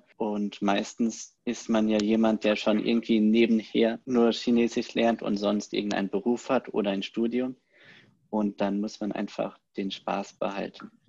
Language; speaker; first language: German; native; German